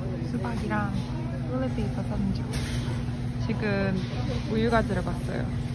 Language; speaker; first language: Korean; native; Korean